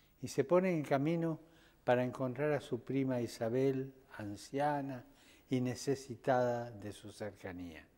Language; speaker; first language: Spanish; native; Spanish